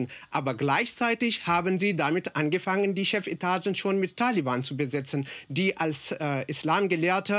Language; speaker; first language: German; non-native, fluent; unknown